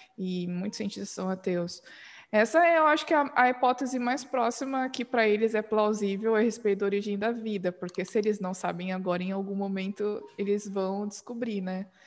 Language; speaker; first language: Portuguese; native; Portuguese